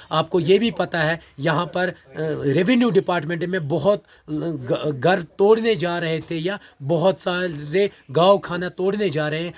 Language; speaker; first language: Urdu; non-native, local second language; Kashmiri